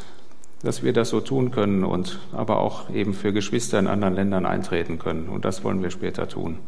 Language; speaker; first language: German; native; German